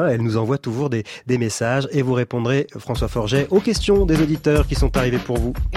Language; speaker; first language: French; native; French